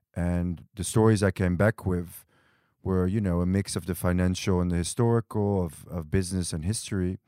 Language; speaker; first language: English; non-native, fluent; Dutch